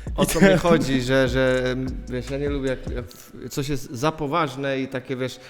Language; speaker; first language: Polish; early bilingual, heritage; Polish